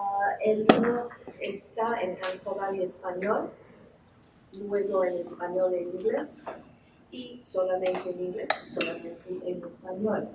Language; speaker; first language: Spanish; non-native, fluent; English